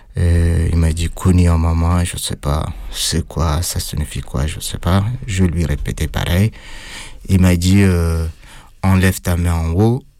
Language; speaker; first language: French; non-native, fluent; Arabic